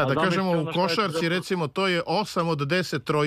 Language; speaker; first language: Serbian; native; Serbian